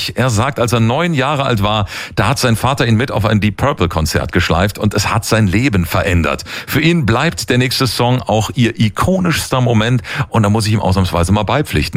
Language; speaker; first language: German; native; German